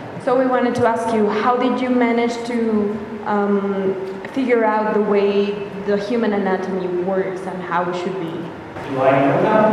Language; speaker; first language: English; non-native, fluent; Spanish